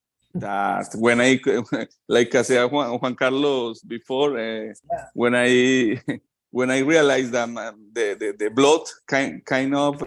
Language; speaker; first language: English; non-native, learner; Spanish